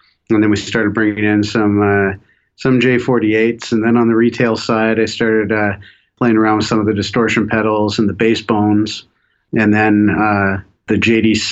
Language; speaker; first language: English; native; English